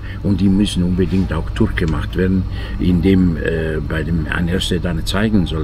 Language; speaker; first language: German; non-native, fluent; Italian